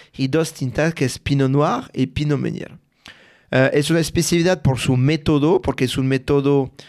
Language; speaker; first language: Spanish; non-native, fluent; French